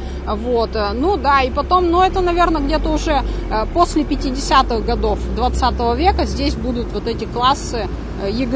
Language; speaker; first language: Russian; native; Russian